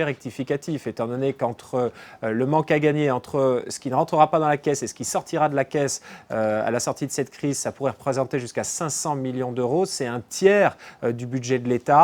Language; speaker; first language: French; native; French